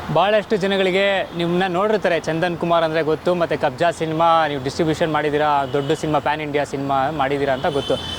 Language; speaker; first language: Kannada; native; Kannada